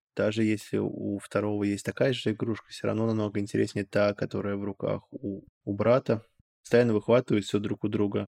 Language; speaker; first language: Russian; native; Russian